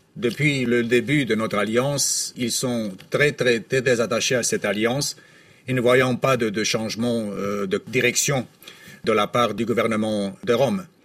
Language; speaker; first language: French; non-native, fluent; Romanian